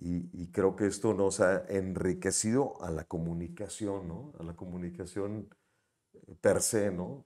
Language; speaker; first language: Spanish; native; Spanish